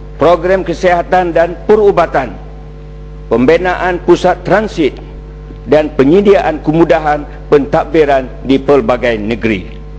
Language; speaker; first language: Malay; native; Malay